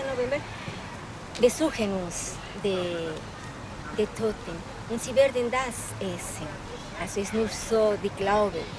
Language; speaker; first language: German; non-native, fluent; Spanish